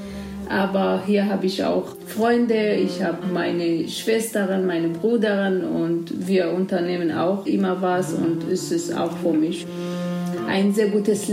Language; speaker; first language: German; non-native, fluent; Kurdish